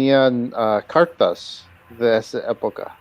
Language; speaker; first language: Spanish; early bilingual, heritage; Spanish